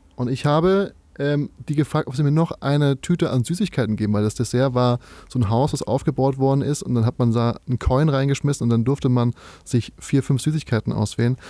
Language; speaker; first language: German; native; German